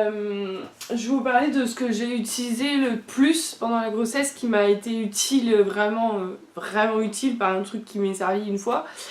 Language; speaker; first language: French; native; French